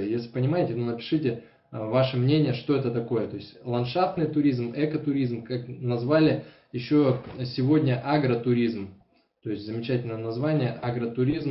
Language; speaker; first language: Russian; native; Russian